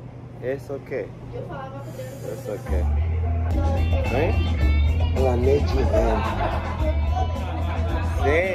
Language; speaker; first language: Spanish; non-native, learner; English